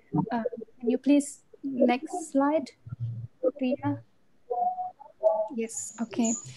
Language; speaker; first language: English; non-native, fluent; Indonesian